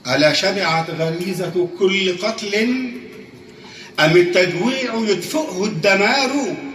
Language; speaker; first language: Arabic; native; Arabic